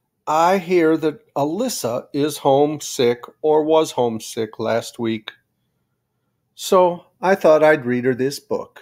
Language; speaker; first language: English; native; English